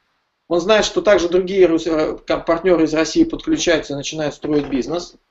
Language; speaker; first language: Russian; native; Russian